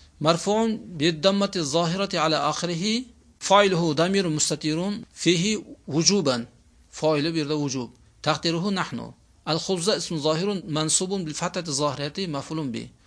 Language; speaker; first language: Arabic; non-native, fluent; Uzbek